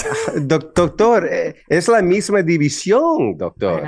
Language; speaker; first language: Spanish; early bilingual, heritage; Spanish